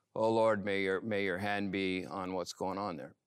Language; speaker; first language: English; native; English